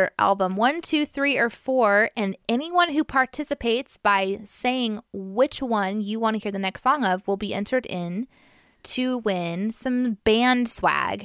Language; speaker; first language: English; native; English